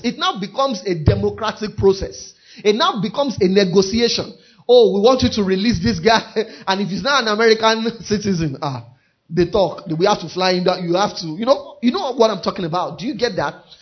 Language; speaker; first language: English; non-native, local second language; Yoruba